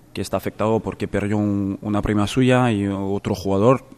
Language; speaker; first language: Spanish; non-native, fluent; French